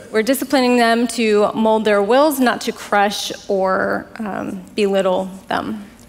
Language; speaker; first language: English; native; English